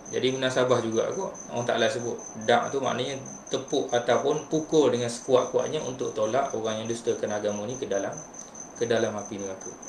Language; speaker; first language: Malay; native; Malay